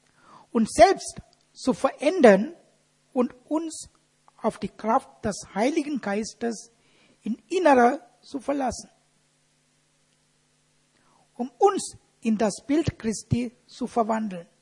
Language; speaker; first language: German; non-native, fluent; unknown